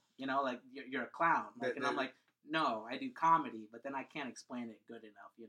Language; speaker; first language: English; early bilingual, other home language; Spanish